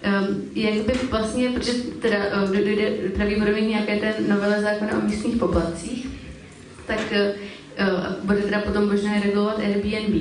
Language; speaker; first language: Czech; native; Czech